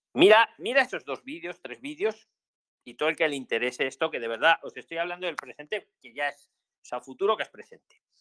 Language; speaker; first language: Spanish; native; Spanish